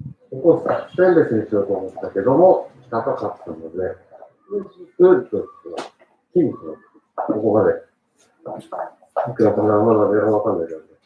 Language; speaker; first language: Japanese; native; Japanese